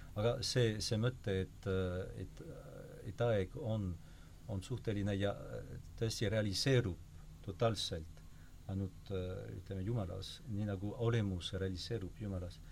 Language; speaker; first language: Estonian; non-native, fluent; French